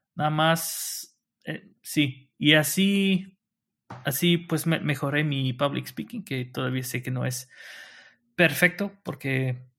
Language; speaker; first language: Spanish; non-native, fluent; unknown